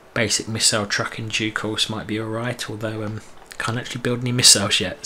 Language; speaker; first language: English; native; English